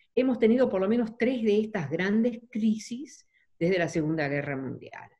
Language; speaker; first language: Spanish; non-native, fluent; Dutch